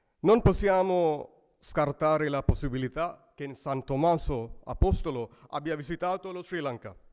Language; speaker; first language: Italian; non-native, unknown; Sinhala